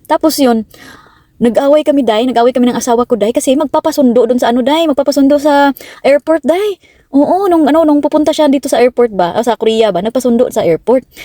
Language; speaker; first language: Filipino; non-native, local second language; Cebuano